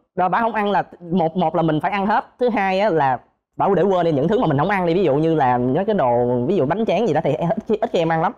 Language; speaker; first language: Vietnamese; non-native, local second language; Cantonese